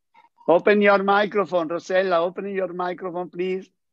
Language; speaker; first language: English; non-native, fluent; Italian